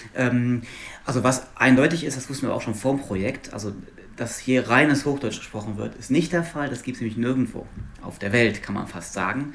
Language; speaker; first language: German; non-native, local second language; Luxembourgish